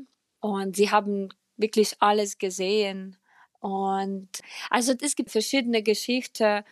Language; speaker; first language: German; non-native, fluent; Ukrainian